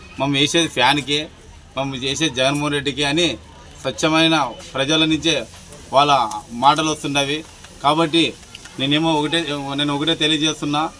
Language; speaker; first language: Telugu; native; Telugu